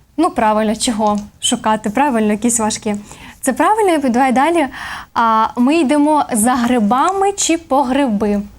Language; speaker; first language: Ukrainian; native; Ukrainian